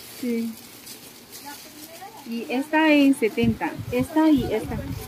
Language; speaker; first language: Spanish; non-native, learner; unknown